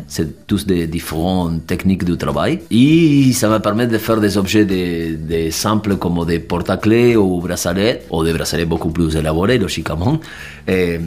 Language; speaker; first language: French; non-native, fluent; Spanish